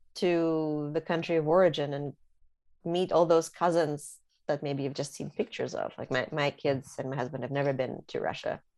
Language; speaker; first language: English; early bilingual, other home language; Russian